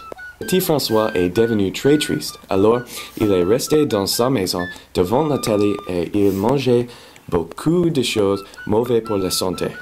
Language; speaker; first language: French; non-native, learner; English